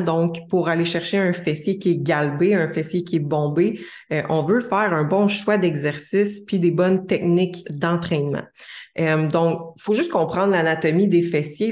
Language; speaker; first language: French; native; French